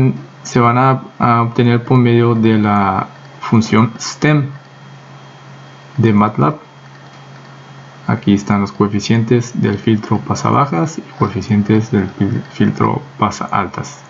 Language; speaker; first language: Spanish; native; Spanish